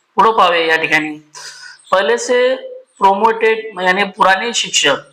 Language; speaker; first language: Hindi; non-native, local second language; Marathi